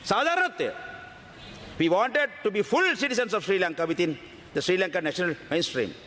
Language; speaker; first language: English; non-native, local second language; Tamil